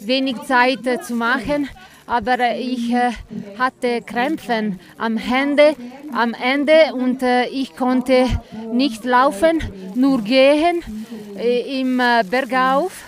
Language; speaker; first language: German; non-native, learner; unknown